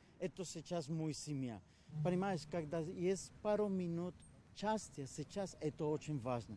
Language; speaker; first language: Ukrainian; non-native, learner; Spanish